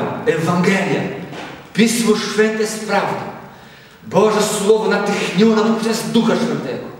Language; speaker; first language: Polish; non-native, learner; Portuguese